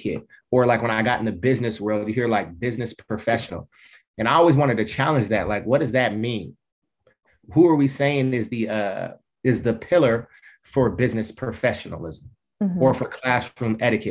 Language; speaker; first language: English; native; English